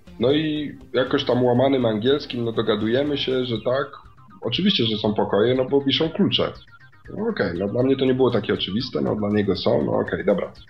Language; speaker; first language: Polish; native; Polish